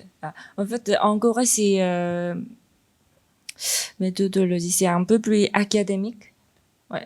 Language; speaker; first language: French; non-native, fluent; Korean